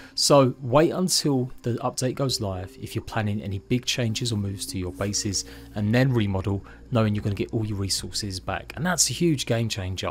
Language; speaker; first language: English; native; English